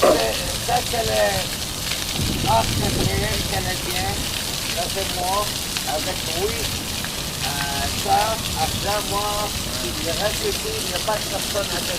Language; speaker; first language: French; non-native, learner; Arabic